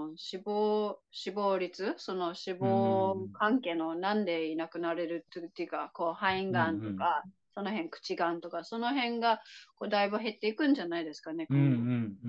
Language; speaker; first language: Japanese; non-native, fluent; English